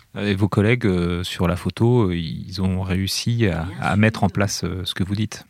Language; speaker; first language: French; native; French